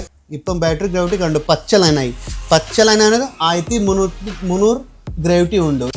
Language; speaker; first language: Malayalam; non-native, learner; Hindi